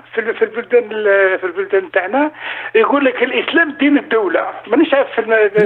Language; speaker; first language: Arabic; native; Arabic